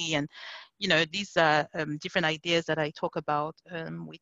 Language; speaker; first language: English; non-native, local second language; French